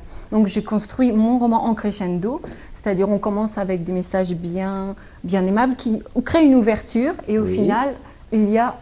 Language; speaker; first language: French; native; French